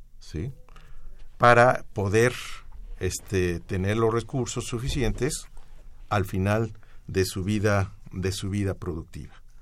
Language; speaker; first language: Spanish; native; Spanish